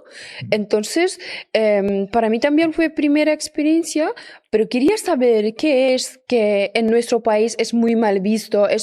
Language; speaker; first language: Spanish; non-native, fluent; Persian